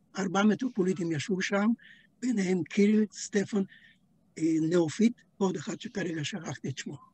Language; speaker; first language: Hebrew; native; Hebrew